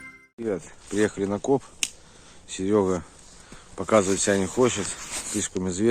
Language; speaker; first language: Russian; native; Russian